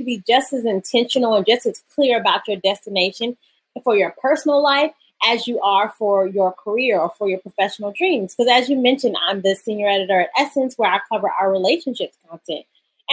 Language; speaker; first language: English; native; English